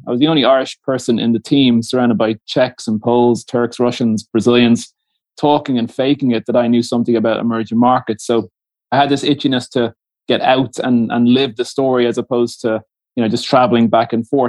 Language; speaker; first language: English; native; English